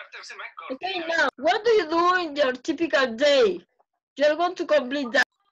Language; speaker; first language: English; non-native, fluent; Spanish